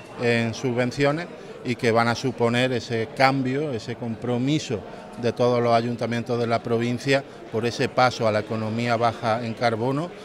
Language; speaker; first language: Spanish; native; Spanish